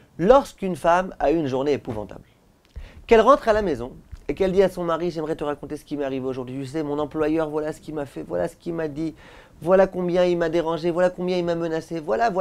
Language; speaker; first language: French; native; French